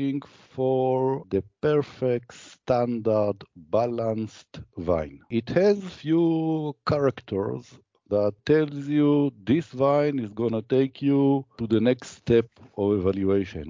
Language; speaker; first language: English; non-native, fluent; Hebrew